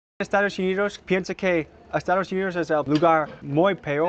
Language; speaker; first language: Spanish; non-native, learner; English